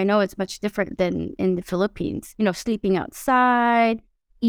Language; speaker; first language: English; early bilingual, other home language; Filipino